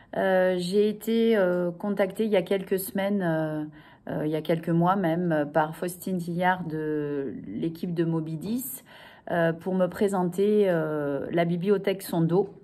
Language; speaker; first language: French; native; French